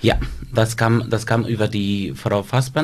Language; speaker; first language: German; non-native, fluent; Spanish